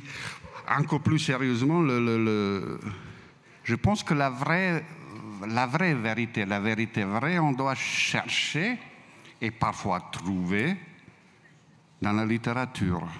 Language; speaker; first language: French; non-native, fluent; Croatian